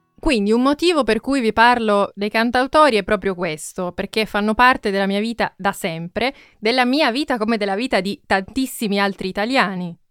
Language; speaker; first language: Italian; native; Italian